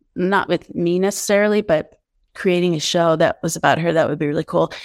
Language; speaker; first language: English; native; English